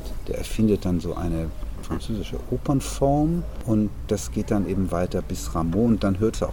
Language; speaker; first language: German; native; German